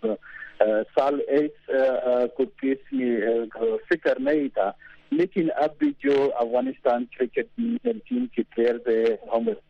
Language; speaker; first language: Hindi; non-native, fluent; Pashto